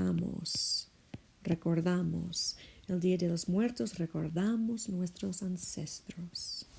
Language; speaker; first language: Spanish; non-native, fluent; English